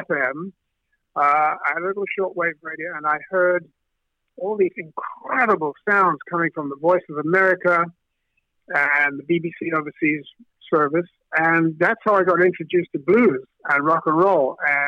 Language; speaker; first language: English; native; English